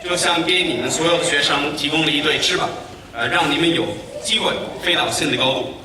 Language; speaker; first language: Chinese; non-native, fluent; English